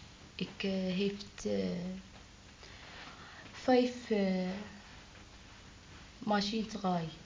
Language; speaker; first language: Dutch; non-native, learner; Arabic